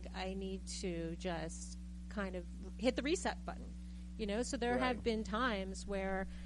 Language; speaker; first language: English; native; English